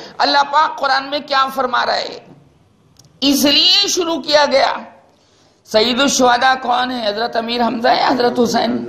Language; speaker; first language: Urdu; native; Urdu